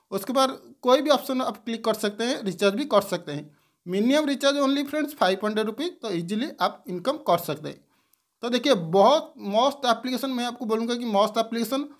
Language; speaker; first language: Hindi; non-native, local second language; Bangla